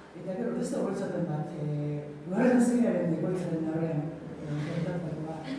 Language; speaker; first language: Basque; non-native, fluent; Japanese